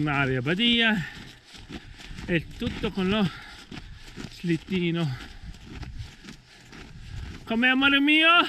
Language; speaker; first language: Italian; native; Italian